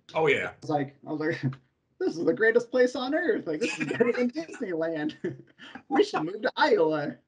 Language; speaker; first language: English; native; English